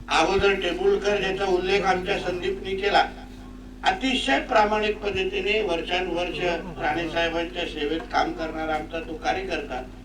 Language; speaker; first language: Marathi; native; Marathi